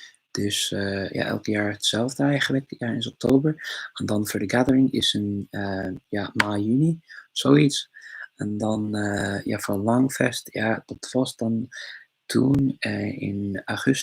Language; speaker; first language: Dutch; non-native, fluent; English